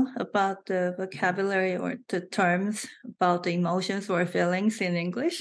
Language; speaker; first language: English; non-native, fluent; Korean